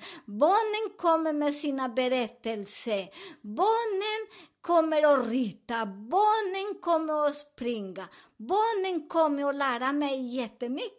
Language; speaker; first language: Swedish; non-native, fluent; Spanish